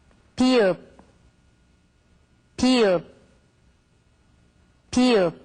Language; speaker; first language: Korean; native; Korean